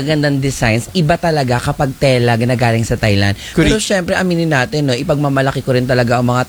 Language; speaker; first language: Filipino; native; Filipino